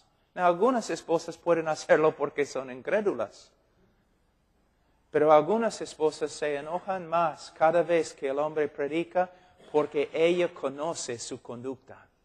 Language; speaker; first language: Spanish; non-native, fluent; English